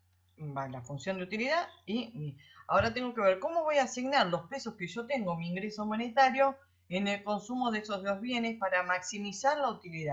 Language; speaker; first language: Spanish; native; Spanish